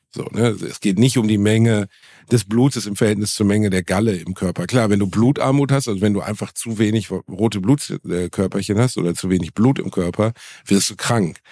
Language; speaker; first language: German; native; German